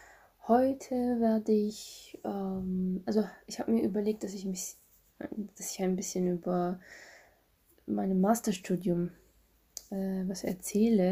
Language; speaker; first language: German; non-native, fluent; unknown